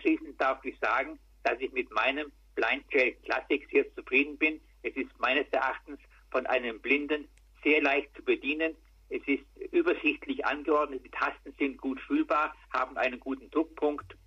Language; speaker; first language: German; native; German